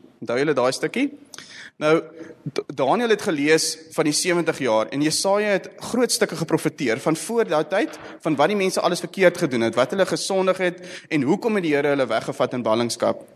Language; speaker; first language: Afrikaans; non-native, local second language; English